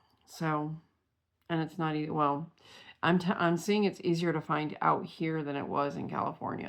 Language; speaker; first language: English; native; English